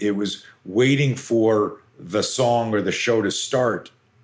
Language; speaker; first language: English; native; English